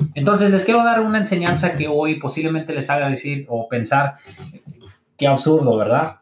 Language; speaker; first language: Spanish; early bilingual, heritage; English